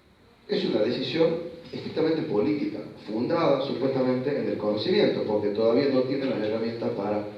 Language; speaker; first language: Spanish; native; Spanish